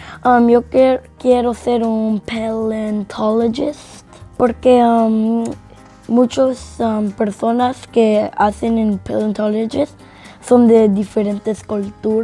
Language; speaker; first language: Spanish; non-native, learner; English